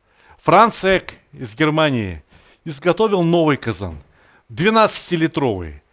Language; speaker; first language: Russian; native; Russian